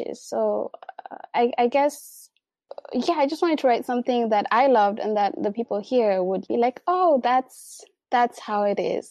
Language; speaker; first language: English; non-native, local second language; Swahili